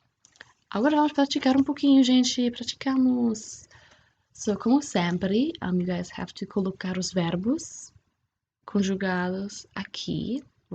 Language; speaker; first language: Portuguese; non-native, fluent; English